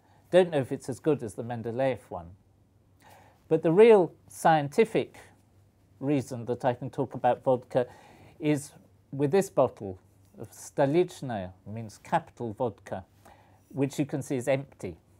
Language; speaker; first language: English; native; English